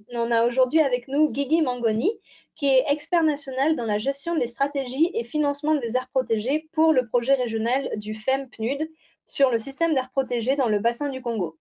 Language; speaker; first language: French; native; French